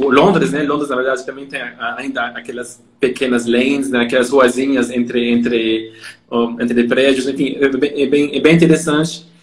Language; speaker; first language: Portuguese; non-native, fluent; French